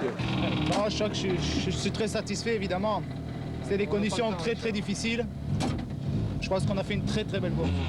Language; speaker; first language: French; native; French